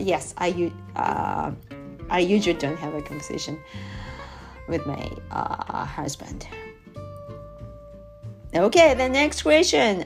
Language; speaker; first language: English; non-native, learner; Japanese